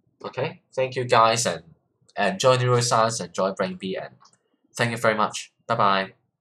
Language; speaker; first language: English; non-native, local second language; Cantonese